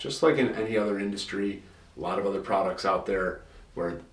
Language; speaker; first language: English; native; English